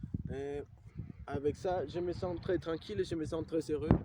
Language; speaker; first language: French; non-native, learner; Spanish